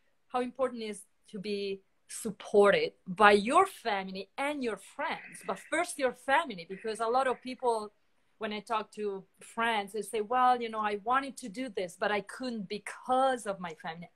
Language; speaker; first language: English; non-native, fluent; Italian